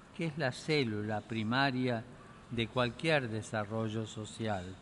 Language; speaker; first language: Spanish; native; Spanish